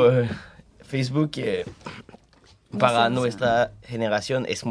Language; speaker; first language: Spanish; early bilingual, heritage; French